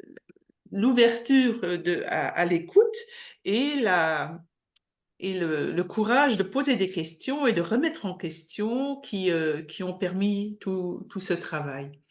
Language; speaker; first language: French; native; French